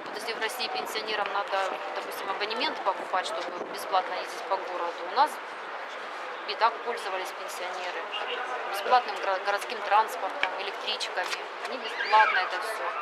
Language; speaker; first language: Russian; native; Russian